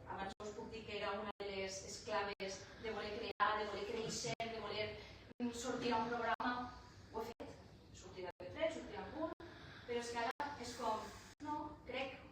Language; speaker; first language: Catalan; native; Catalan